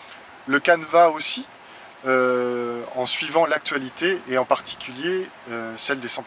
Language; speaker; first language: French; native; French